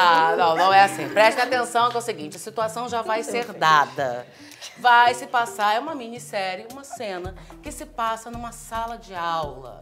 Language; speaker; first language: Portuguese; native; Portuguese